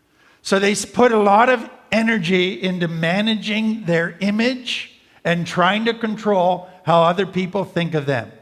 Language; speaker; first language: English; native; English